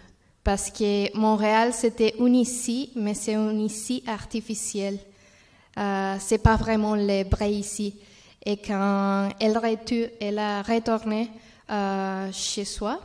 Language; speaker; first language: French; non-native, learner; Spanish